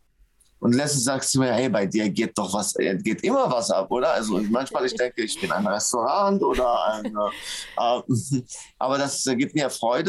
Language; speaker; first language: German; non-native, fluent; Arabic